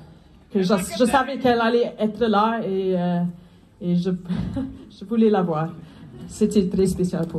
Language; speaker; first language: French; non-native, fluent; Afrikaans